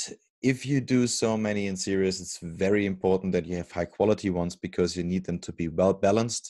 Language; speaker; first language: English; non-native, fluent; German